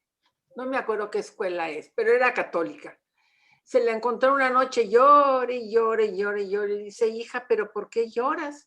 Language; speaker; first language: Spanish; native; Spanish